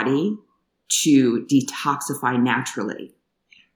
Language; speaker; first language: English; native; English